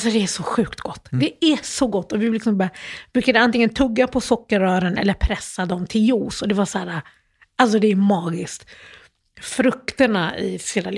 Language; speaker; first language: Swedish; early bilingual, other home language; Arabic